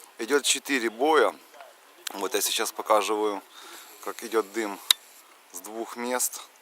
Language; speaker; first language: Russian; native; Russian